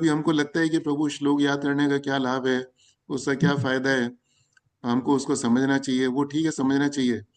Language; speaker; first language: Hindi; native; Hindi